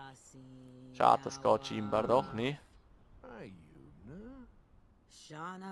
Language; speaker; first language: German; native; German